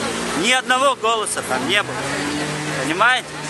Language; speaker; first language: Russian; non-native, local second language; Chechen